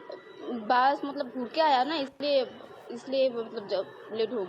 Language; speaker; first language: Hindi; non-native, local second language; Bangla